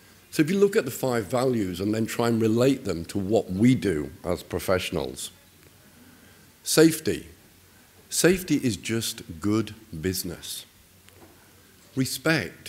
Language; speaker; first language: English; native; English